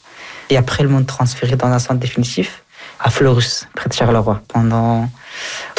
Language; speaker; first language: French; early bilingual, other home language; Persian